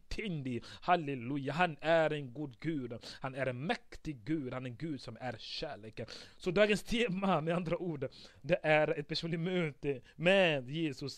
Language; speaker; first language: Swedish; non-native, fluent; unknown